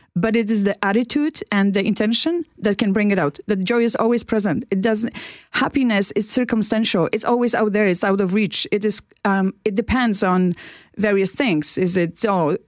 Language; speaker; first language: English; non-native, fluent; Polish